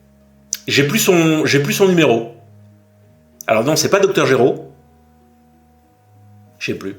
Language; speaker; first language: French; native; French